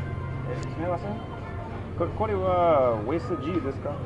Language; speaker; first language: Japanese; non-native, learner; English